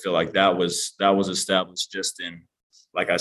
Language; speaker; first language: English; native; English